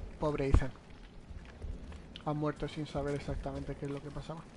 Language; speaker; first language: Spanish; native; Spanish